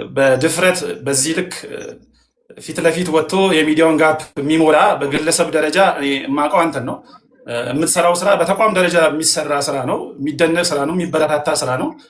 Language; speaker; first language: Amharic; non-native, local second language; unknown